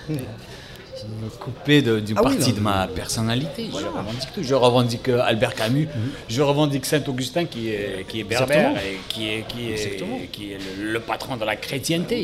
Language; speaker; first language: French; non-native, local second language; Arabic